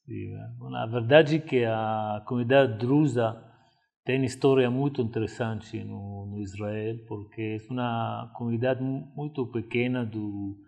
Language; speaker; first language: Portuguese; non-native, fluent; Arabic